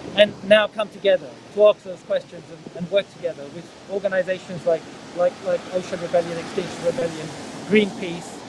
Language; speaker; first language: English; non-native, local second language; Morisyen